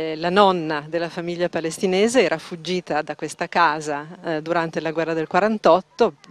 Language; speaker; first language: Italian; native; Italian